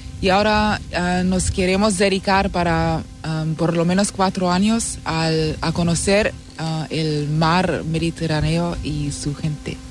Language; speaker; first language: Spanish; non-native, fluent; German